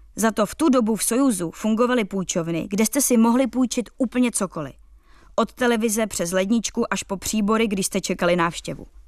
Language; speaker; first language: Czech; native; Czech